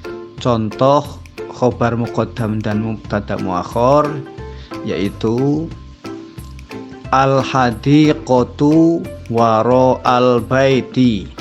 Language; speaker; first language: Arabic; non-native, fluent; Indonesian